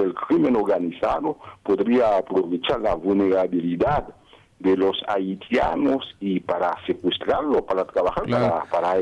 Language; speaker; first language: Spanish; non-native, fluent; Haitian Creole